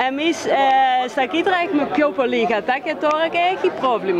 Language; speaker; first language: Greek; non-native, learner; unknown